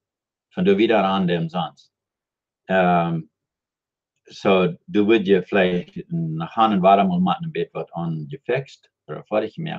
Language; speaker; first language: German; non-native, learner; Dutch